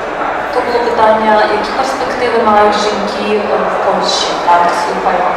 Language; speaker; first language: Polish; non-native, learner; Ukrainian